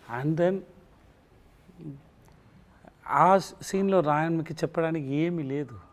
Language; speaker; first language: Telugu; non-native, learner; Tamil